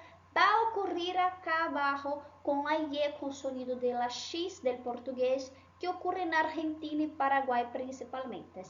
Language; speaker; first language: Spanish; non-native, fluent; Portuguese